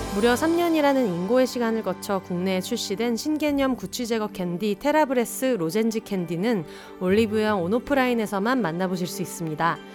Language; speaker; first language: Korean; native; Korean